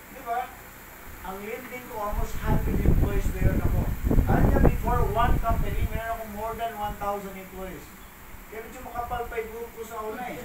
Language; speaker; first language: Filipino; non-native, local second language; Cebuano